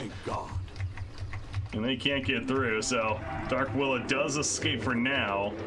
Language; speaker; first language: English; native; English